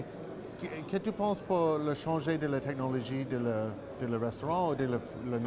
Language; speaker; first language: French; non-native, learner; English